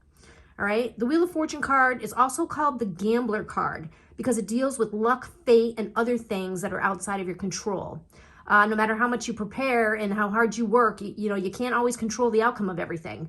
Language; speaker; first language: English; native; English